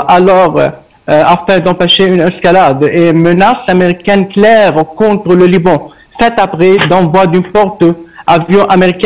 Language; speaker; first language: French; non-native, fluent; Arabic